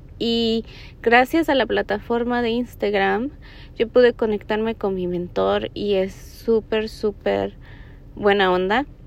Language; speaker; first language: Spanish; early bilingual, heritage; Spanish